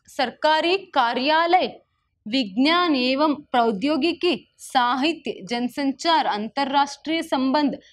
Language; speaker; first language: Hindi; non-native, local second language; Kannada